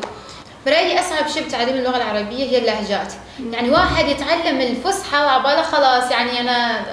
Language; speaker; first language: Arabic; non-native, fluent; Persian